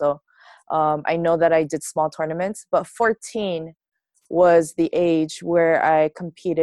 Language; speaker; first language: English; native; English